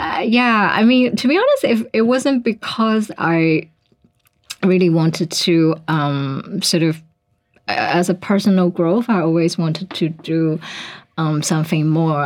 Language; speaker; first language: English; non-native, local second language; Cantonese